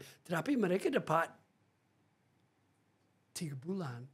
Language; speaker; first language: Indonesian; non-native, fluent; English